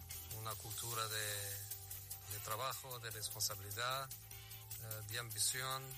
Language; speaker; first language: Spanish; non-native, fluent; Portuguese